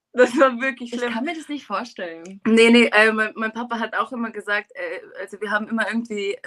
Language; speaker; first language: German; native; German